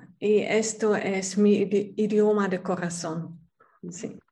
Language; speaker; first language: Spanish; non-native, fluent; Dutch